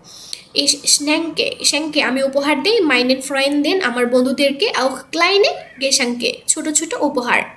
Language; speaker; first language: German; non-native, learner; Bangla